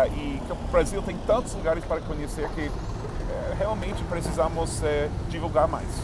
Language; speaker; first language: Portuguese; non-native, fluent; English